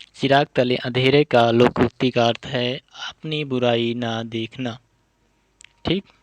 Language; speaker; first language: Hindi; native; Hindi